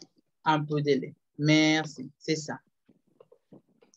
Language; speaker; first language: French; non-native, fluent; Spanish